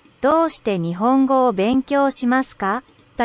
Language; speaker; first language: Japanese; non-native, learner; Vietnamese